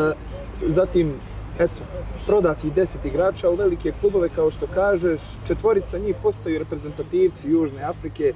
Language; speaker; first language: Serbian; native; Serbian